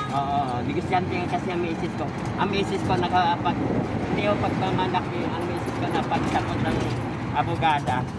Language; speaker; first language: Filipino; non-native, local second language; Cebuano